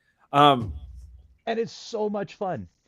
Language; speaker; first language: English; native; English